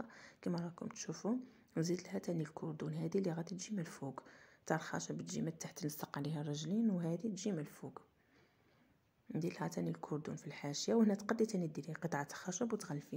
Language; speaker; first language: Arabic; native; Arabic